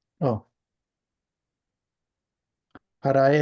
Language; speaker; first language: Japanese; non-native, learner; English